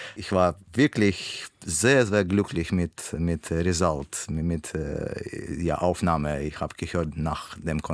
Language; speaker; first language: German; non-native, learner; Russian